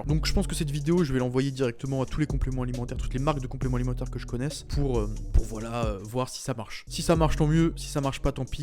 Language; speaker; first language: French; native; French